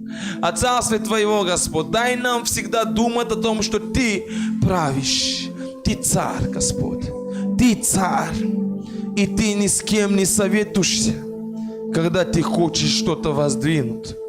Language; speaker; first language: Russian; non-native, fluent; French